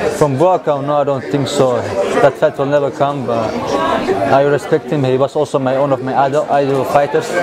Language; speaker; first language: English; non-native, learner; Armenian